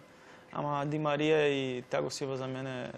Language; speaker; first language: Bulgarian; non-native, learner; Portuguese